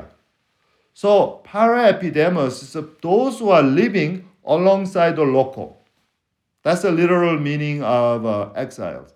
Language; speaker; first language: English; non-native, fluent; Korean